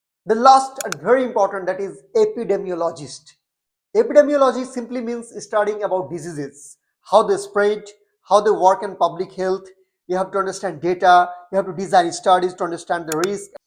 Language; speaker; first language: English; non-native, local second language; Bangla